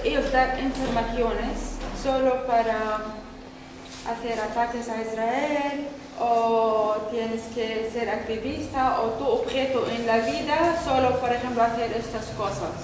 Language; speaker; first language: Spanish; non-native, learner; Arabic